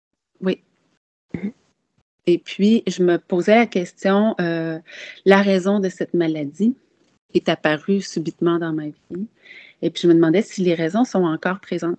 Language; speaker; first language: French; native; French